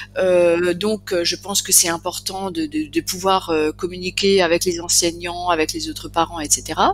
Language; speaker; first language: French; native; French